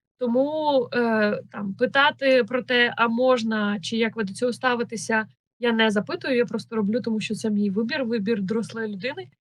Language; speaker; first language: Ukrainian; native; Ukrainian